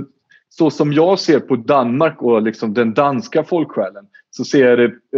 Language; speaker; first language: Swedish; native; Swedish